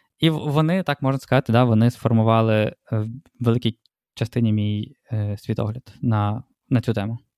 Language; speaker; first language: Ukrainian; non-native, local second language; Russian